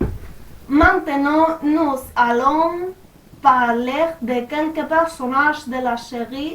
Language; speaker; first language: French; non-native, learner; Spanish